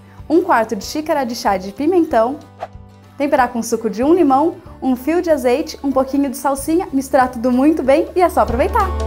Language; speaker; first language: Portuguese; native; Portuguese